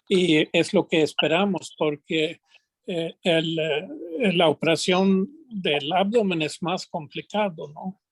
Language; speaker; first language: Spanish; non-native, fluent; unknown